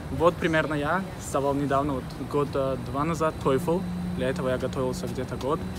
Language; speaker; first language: Russian; non-native, local second language; Tajik